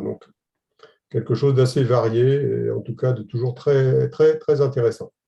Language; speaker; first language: French; native; French